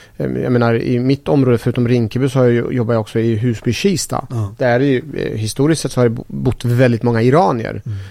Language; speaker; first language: Swedish; early bilingual, other home language; Persian